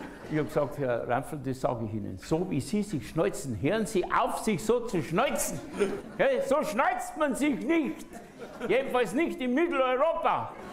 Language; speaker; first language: German; native; German